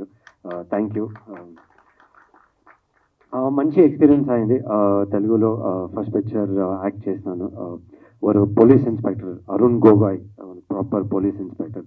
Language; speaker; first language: Telugu; non-native, learner; Kannada